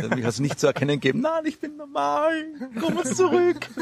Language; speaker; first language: German; native; German